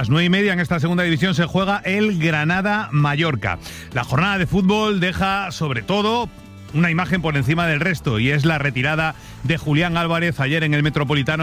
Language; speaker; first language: Spanish; native; Spanish